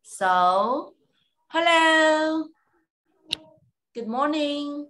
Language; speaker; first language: English; non-native, fluent; Vietnamese